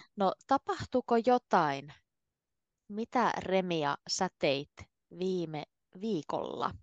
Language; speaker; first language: Finnish; native; Finnish